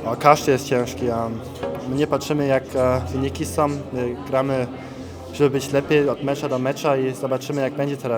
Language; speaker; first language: Polish; early bilingual, heritage; German